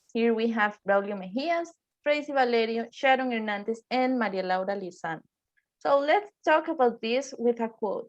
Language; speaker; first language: English; non-native, fluent; Spanish